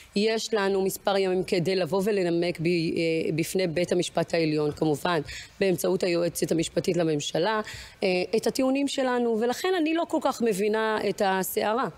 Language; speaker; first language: Hebrew; early bilingual, other home language; Amharic